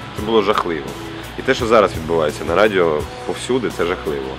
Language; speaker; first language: Ukrainian; non-native, local second language; Russian